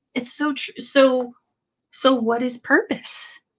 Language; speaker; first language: English; native; English